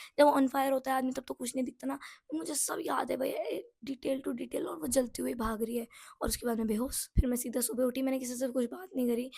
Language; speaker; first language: Hindi; non-native, local second language; Nepali